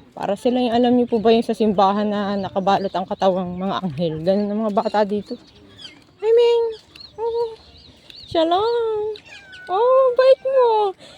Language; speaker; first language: Filipino; native; Filipino